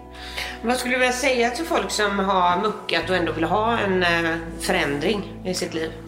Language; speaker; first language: Swedish; native; Swedish